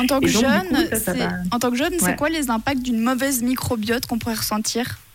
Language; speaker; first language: French; native; French